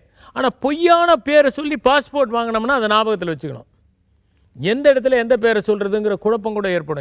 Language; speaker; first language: Tamil; native; Tamil